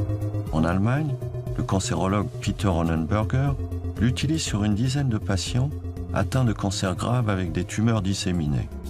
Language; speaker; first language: French; native; French